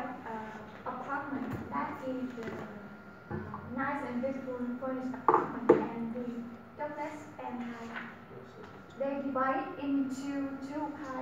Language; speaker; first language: English; non-native, learner; Vietnamese